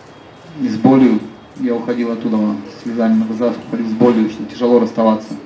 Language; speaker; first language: Russian; native; Russian